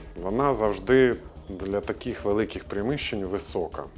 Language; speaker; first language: Ukrainian; non-native, fluent; Latvian